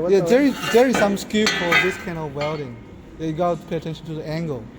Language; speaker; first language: English; non-native, learner; Chinese